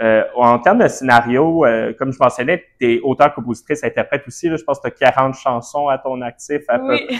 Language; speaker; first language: French; native; French